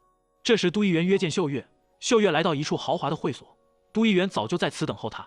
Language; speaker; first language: Chinese; native; Chinese